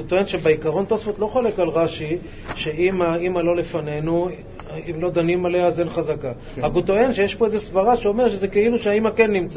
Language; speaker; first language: Hebrew; native; Hebrew